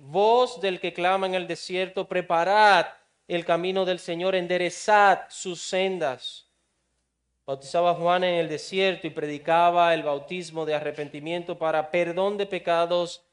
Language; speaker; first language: Spanish; native; Spanish